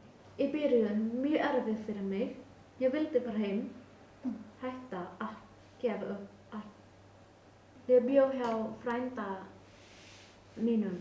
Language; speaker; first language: Icelandic; non-native, learner; Vietnamese